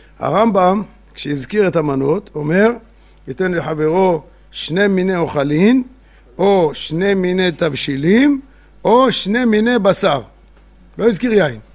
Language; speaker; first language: Hebrew; native; Hebrew